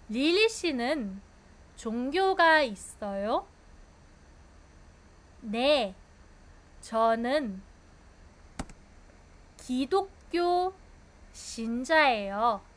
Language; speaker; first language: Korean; non-native, fluent; Filipino